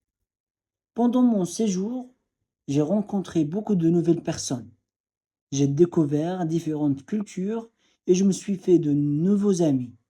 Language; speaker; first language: French; non-native, fluent; Arabic